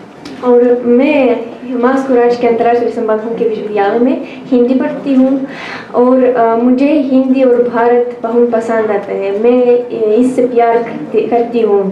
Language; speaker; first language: Hindi; non-native, learner; Russian